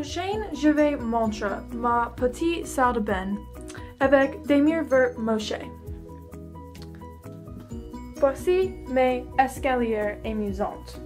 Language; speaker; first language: French; non-native, learner; English